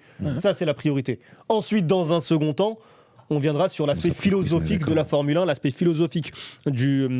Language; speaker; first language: French; native; French